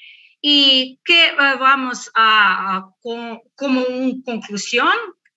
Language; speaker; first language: Spanish; non-native, learner; Croatian